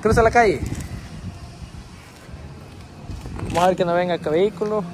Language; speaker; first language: Spanish; native; Spanish